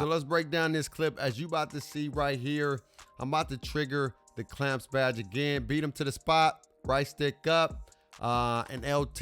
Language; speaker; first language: English; native; English